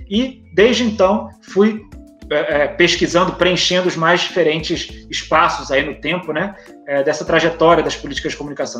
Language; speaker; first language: Portuguese; native; Portuguese